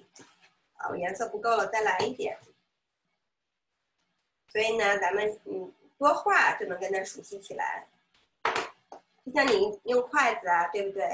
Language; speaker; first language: Chinese; native; Chinese